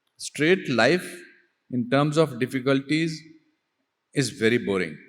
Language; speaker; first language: Hindi; native; Hindi